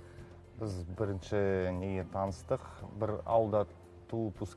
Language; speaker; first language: Kazakh; non-native, local second language; Russian